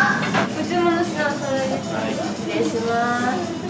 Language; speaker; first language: Japanese; native; Japanese